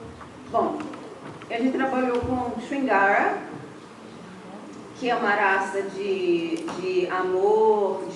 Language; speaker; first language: Portuguese; non-native, fluent; English